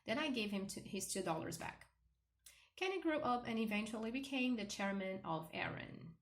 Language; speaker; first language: English; non-native, fluent; Portuguese